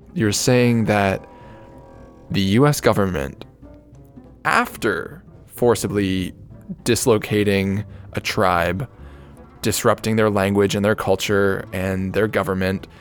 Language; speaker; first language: English; native; English